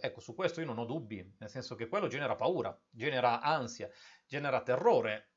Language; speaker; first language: Italian; native; Italian